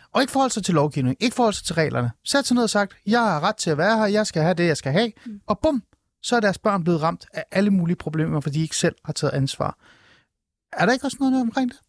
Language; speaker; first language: Danish; early bilingual, other home language; Persian